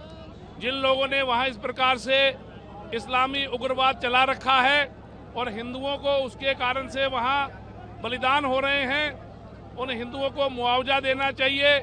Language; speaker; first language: Hindi; native; Hindi